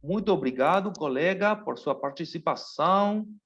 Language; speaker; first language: Portuguese; non-native, fluent; Spanish